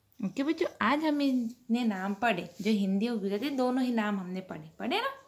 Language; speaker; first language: Hindi; non-native, local second language; Gujarati